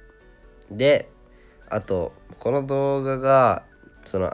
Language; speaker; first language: Japanese; native; Japanese